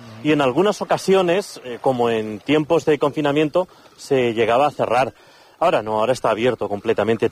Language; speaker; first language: Spanish; native; Spanish